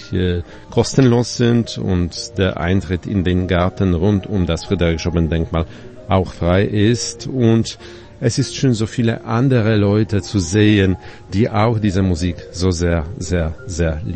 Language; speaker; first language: German; non-native, fluent; Polish